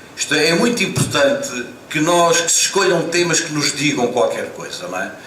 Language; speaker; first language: Portuguese; native; Portuguese